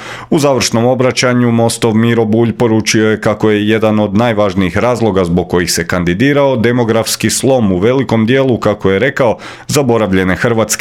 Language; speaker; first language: Croatian; native; Croatian